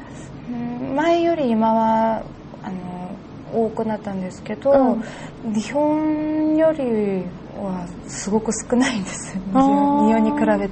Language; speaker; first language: Japanese; non-native, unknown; Korean